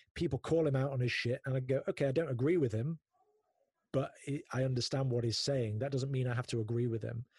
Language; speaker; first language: English; native; English